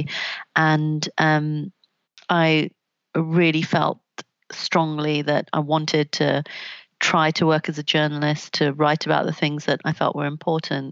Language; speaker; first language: English; native; English